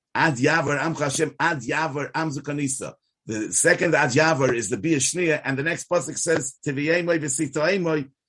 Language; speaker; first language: English; native; English